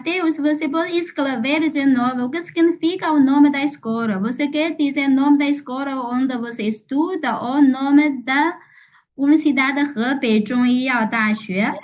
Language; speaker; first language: Portuguese; non-native, fluent; Chinese